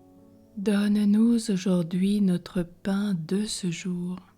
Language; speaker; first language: French; native; French